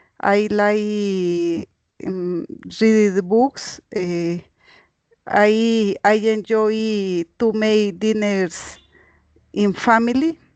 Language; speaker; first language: English; non-native, learner; Spanish